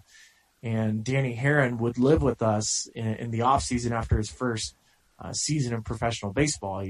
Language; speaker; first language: English; native; English